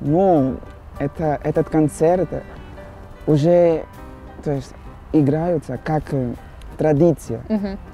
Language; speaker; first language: Russian; non-native, learner; Portuguese